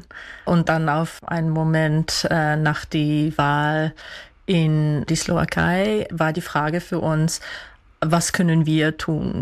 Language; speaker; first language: German; non-native, fluent; Dutch